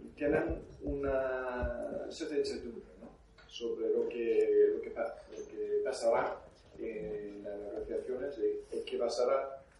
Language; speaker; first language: Spanish; non-native, fluent; English